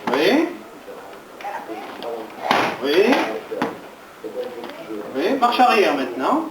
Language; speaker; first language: French; native; French